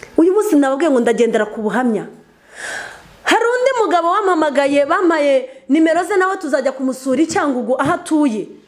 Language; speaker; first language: Kinyarwanda; early bilingual, heritage; Kinyarwanda